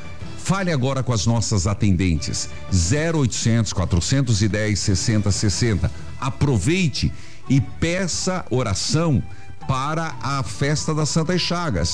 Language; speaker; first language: Portuguese; native; Portuguese